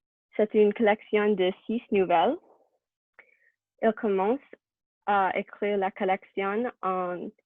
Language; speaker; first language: French; non-native, learner; English